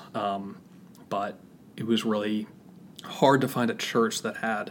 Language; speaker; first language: English; native; English